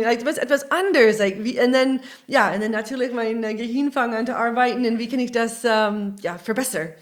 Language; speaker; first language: German; non-native, learner; English